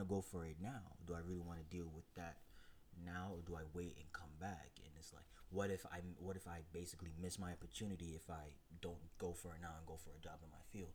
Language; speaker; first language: English; native; English